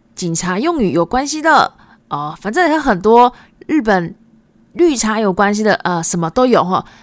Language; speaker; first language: Chinese; early bilingual, other home language; Japanese